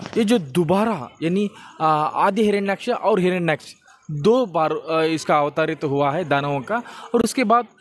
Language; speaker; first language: Hindi; non-native, local second language; Kannada